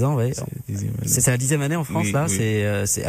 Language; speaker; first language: French; native; French